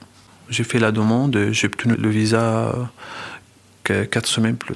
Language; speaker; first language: French; non-native, fluent; Arabic